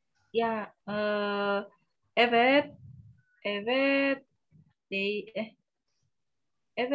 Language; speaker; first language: Turkish; non-native, learner; Indonesian